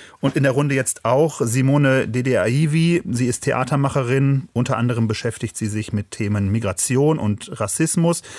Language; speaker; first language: German; native; German